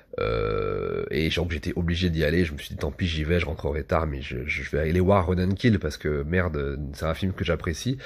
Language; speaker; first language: French; native; French